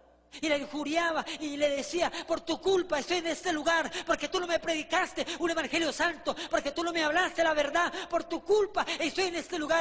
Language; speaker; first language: Spanish; native; Spanish